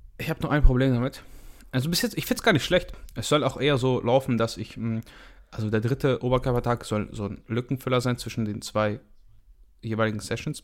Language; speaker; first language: German; early bilingual, other home language; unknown